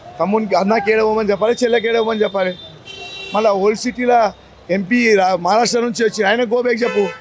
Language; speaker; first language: Telugu; non-native, local second language; Gujarati